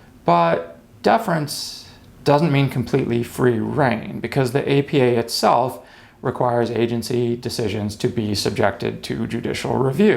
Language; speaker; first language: English; native; English